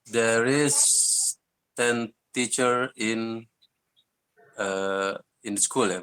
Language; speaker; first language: English; non-native, learner; Indonesian